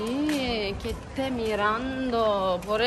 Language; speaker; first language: Spanish; non-native, learner; Turkish